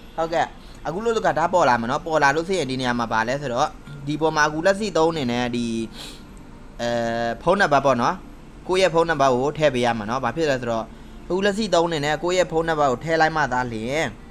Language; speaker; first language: Burmese; non-native, local second language; Shan